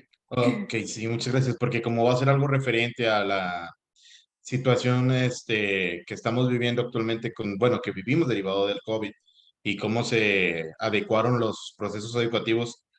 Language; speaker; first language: Spanish; native; Spanish